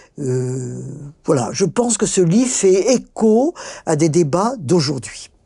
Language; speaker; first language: French; native; French